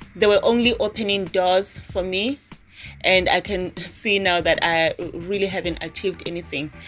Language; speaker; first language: English; non-native, local second language; Zulu